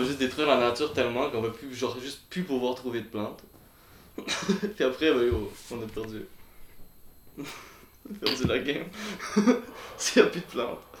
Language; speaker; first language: French; native; French